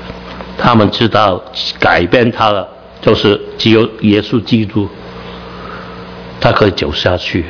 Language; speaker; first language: Chinese; non-native, learner; Cantonese